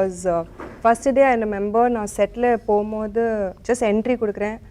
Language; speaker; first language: Tamil; non-native, local second language; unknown